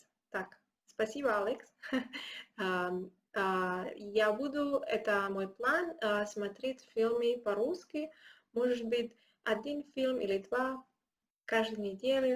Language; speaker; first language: Russian; non-native, learner; Spanish